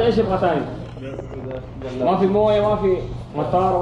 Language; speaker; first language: Arabic; non-native, learner; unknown